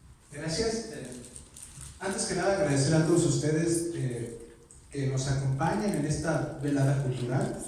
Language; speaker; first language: Spanish; native; Spanish